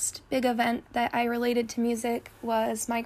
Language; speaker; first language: English; native; English